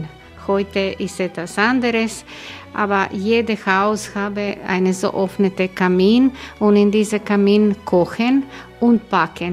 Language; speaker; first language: German; non-native, learner; Croatian